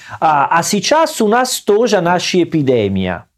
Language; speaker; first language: Russian; non-native, learner; Italian